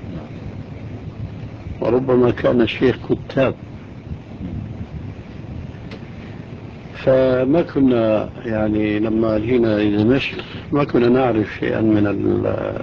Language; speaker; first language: Arabic; early bilingual, other home language; Albanian